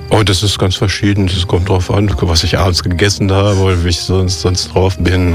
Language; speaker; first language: German; native; German